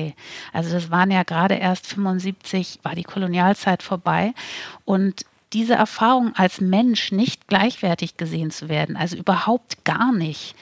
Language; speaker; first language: German; native; German